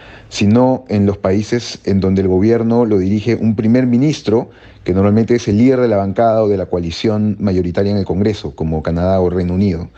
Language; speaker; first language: Spanish; native; Spanish